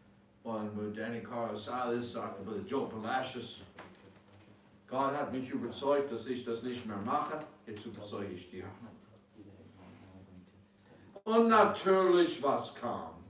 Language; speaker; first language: German; non-native, fluent; English